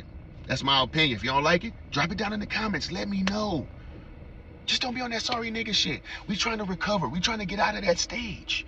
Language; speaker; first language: English; native; English